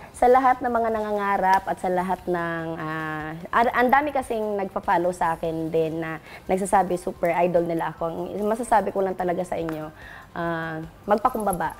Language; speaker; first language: Filipino; non-native, local second language; Cebuano